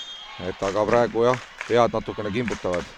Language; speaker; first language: Estonian; native; Estonian